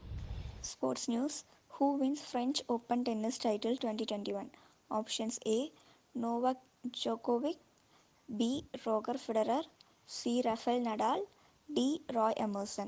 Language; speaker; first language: English; non-native, local second language; Tamil